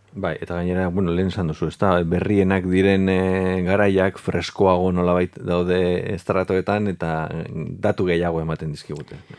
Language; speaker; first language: Basque; native; Basque